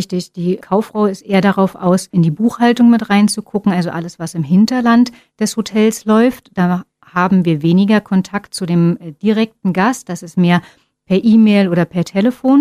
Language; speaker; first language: German; native; German